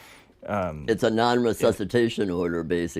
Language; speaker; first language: English; native; English